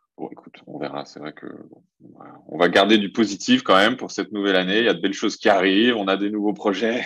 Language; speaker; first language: French; native; French